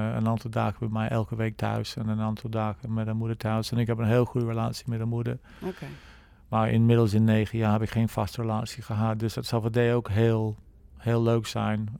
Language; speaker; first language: Dutch; non-native, fluent; English